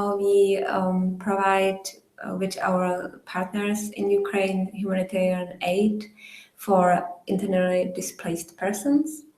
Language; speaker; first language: English; non-native, fluent; Czech